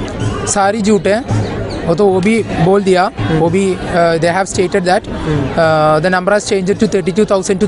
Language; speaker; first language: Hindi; non-native, local second language; Malayalam